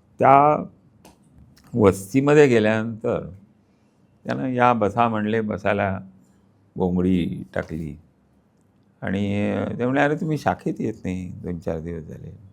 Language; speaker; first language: Marathi; native; Marathi